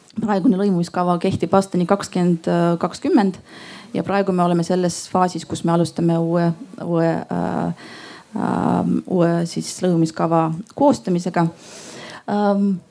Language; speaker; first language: Estonian; non-native, local second language; Russian